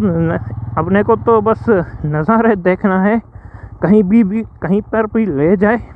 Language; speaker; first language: Hindi; non-native, local second language; Gujarati